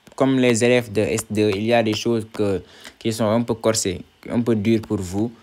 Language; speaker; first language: French; non-native, local second language; Wolof